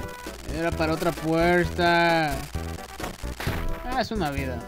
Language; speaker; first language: Spanish; native; Spanish